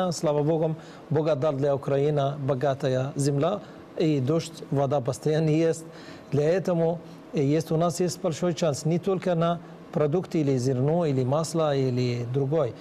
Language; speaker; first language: Russian; non-native, learner; Arabic